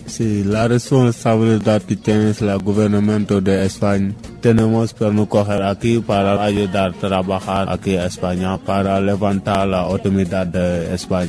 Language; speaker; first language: Spanish; non-native, learner; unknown